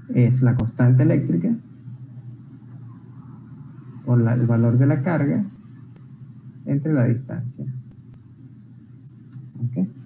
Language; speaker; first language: Spanish; native; Spanish